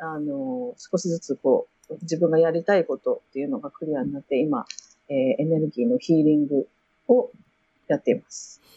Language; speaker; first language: Japanese; native; Japanese